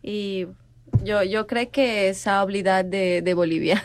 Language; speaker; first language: Catalan; non-native, learner; Spanish